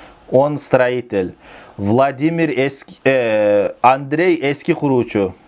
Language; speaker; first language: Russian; non-native, local second language; Kyrgyz